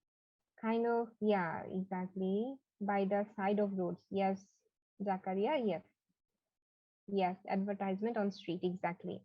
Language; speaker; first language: English; non-native, fluent; Bangla